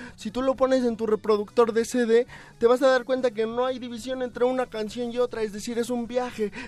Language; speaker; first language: Spanish; native; Spanish